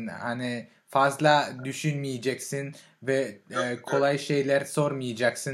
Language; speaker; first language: Turkish; non-native, fluent; French